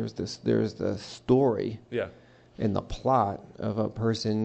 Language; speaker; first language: English; native; English